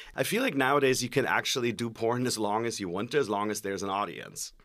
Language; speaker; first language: English; non-native, fluent; German